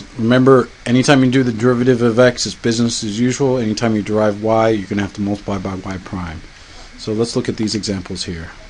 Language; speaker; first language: English; native; English